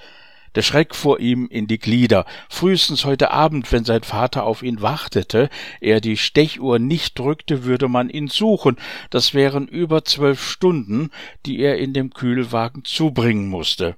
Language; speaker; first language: German; native; German